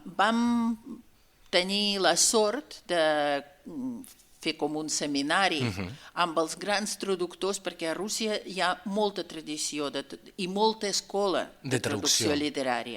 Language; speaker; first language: Catalan; non-native, fluent; Russian